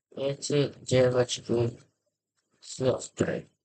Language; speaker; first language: Russian; non-native, learner; English